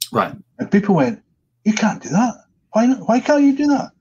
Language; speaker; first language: English; native; English